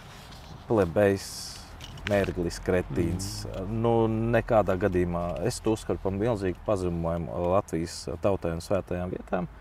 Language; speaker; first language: Latvian; native; Latvian